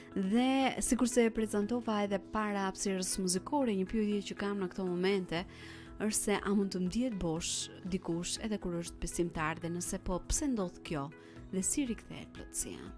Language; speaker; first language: Albanian; native; Albanian